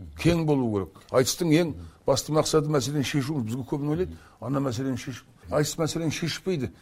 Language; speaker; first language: Kazakh; native; Kazakh